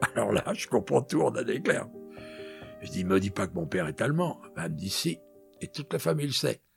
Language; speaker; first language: French; native; French